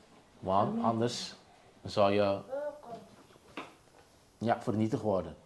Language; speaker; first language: Dutch; non-native, local second language; Papiamento